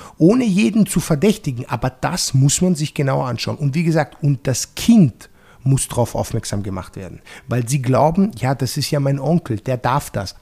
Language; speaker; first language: German; non-native, fluent; Italian